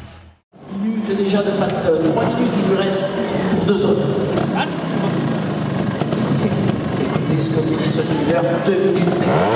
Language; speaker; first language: French; native; French